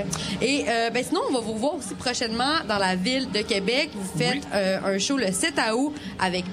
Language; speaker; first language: French; native; French